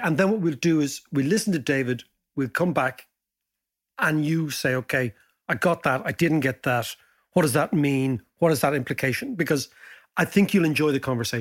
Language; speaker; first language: English; native; English